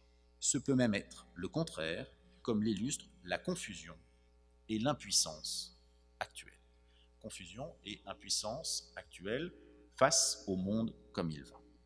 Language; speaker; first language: French; native; French